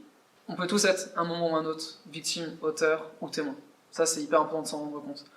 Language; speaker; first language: French; native; French